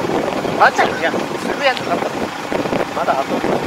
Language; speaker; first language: Japanese; native; Japanese